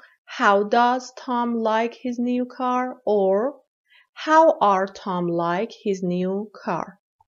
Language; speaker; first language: English; non-native, fluent; Persian